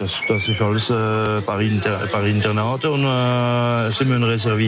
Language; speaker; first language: German; non-native, local second language; French